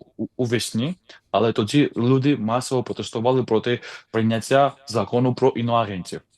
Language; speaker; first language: Ukrainian; non-native, fluent; Georgian